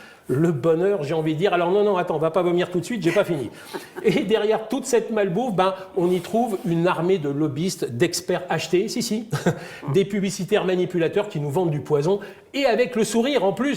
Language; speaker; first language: French; native; French